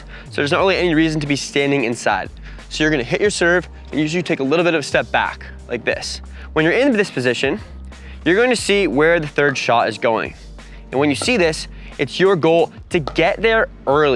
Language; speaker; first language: English; native; English